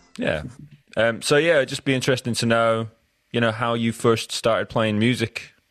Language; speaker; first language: English; native; English